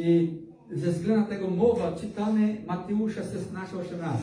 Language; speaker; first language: Polish; non-native, learner; Portuguese